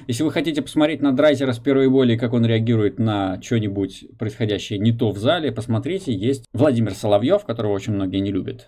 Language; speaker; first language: Russian; native; Russian